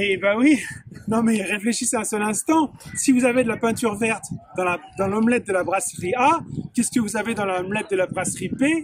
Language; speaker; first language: French; native; French